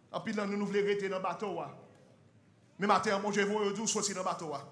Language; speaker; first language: French; non-native, learner; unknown